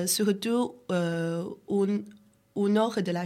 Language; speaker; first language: French; non-native, learner; Chinese